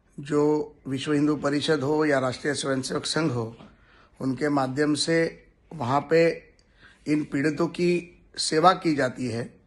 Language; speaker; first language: Hindi; non-native, local second language; Marathi